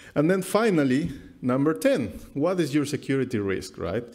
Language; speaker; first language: English; non-native, fluent; Spanish